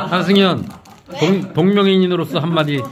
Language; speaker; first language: Korean; native; Korean